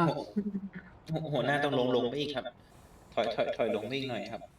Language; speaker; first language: Thai; native; Thai